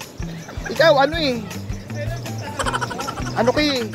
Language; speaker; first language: Filipino; native; Filipino